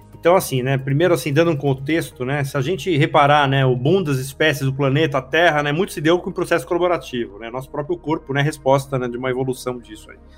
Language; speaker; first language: Portuguese; native; Portuguese